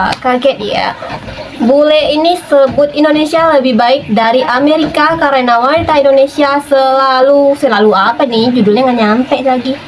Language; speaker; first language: Indonesian; native; Indonesian